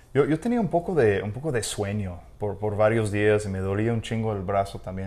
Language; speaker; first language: Spanish; non-native, fluent; English